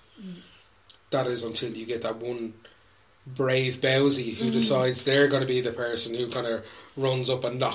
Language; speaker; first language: English; native; English